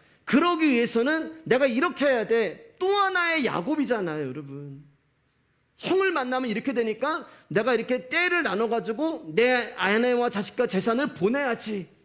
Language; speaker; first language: Korean; native; Korean